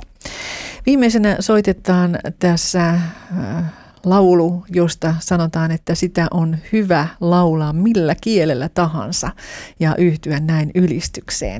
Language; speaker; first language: Finnish; native; Finnish